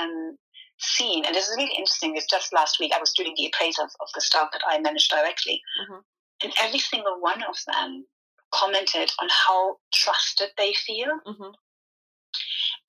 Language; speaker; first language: English; non-native, fluent; German